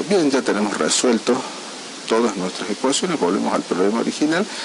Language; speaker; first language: Spanish; native; Spanish